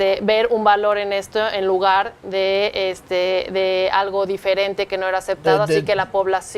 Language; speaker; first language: Spanish; native; Spanish